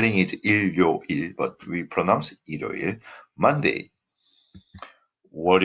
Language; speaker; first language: English; non-native, fluent; Korean